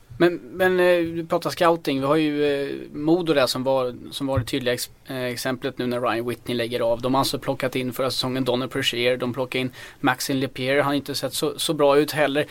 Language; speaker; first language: Swedish; native; Swedish